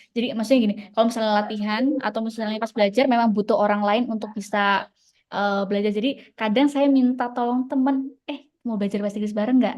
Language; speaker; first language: Indonesian; native; Indonesian